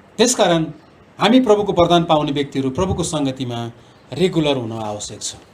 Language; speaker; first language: Nepali; non-native, local second language; Eastern Tamang